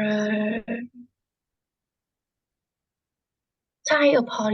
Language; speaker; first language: English; non-native, learner; Vietnamese